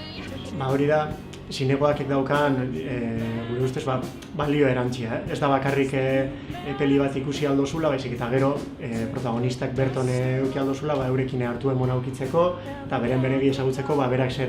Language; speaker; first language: Basque; native; Basque